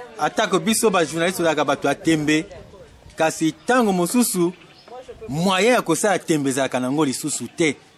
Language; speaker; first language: Lingala; native; Lingala